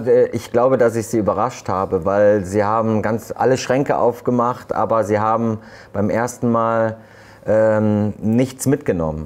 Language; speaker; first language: German; native; German